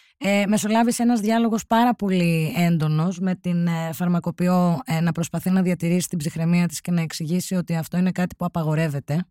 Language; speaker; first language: Greek; native; Greek